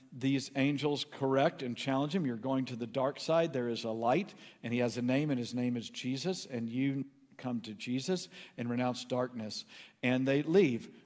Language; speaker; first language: English; native; English